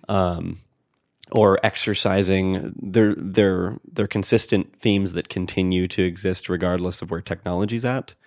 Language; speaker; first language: English; native; English